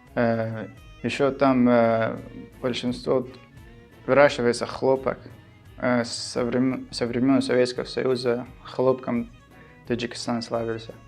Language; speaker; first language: Russian; non-native, local second language; Shughni